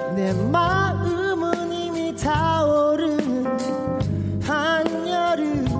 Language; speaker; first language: Korean; native; Korean